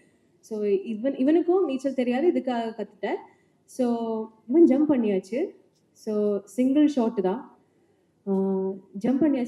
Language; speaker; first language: Tamil; non-native, learner; Malayalam